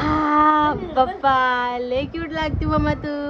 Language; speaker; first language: Hindi; non-native, local second language; Marathi